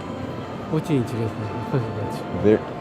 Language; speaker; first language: Russian; non-native, fluent; Japanese